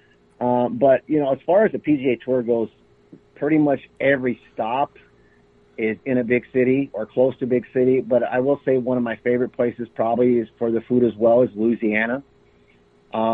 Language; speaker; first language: English; native; English